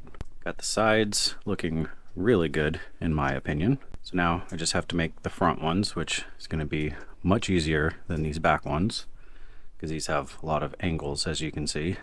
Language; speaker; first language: English; native; English